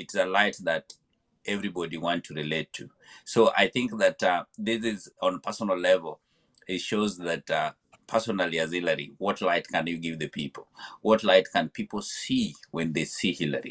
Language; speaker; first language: English; non-native, local second language; Luo (Kenya and Tanzania)